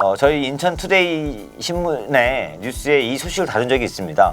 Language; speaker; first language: Korean; native; Korean